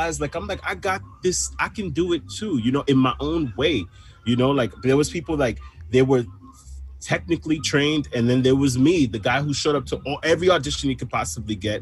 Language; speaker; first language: English; early bilingual, other home language; Spanish